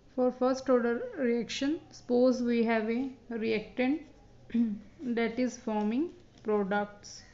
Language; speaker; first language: English; non-native, local second language; Punjabi